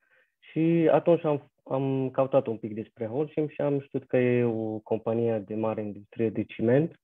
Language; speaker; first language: Romanian; non-native, fluent; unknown